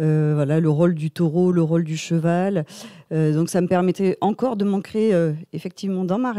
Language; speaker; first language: French; native; French